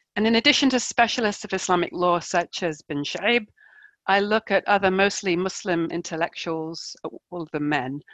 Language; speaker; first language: English; native; English